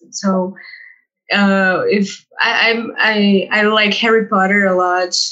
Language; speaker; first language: English; non-native, fluent; Portuguese